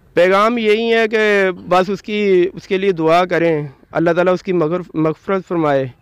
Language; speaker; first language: Urdu; native; Urdu